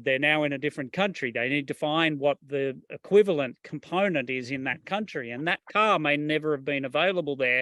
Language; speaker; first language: English; native; English